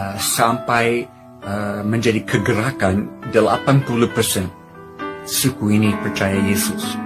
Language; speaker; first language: Indonesian; non-native, fluent; English